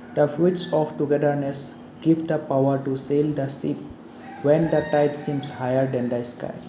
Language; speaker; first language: English; non-native, local second language; Assamese